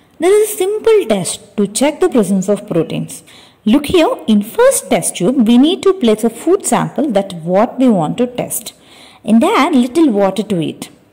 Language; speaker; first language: English; non-native, local second language; Telugu